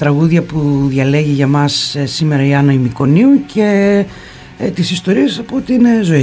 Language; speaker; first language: Greek; native; Greek